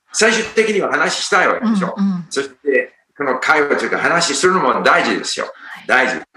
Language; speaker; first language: Japanese; non-native, fluent; English